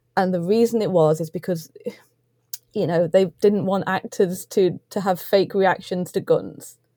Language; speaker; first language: English; native; English